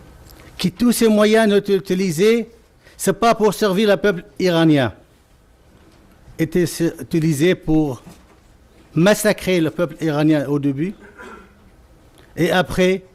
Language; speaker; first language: French; non-native, fluent; Arabic